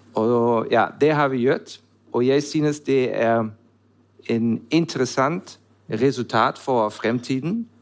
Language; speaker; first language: Norwegian; non-native, fluent; German